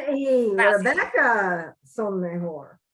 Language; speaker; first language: Spanish; non-native, learner; English